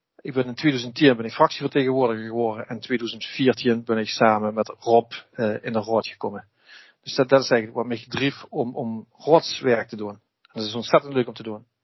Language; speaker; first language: Dutch; native; Dutch